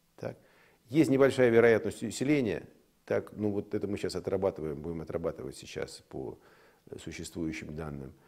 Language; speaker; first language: Russian; native; Russian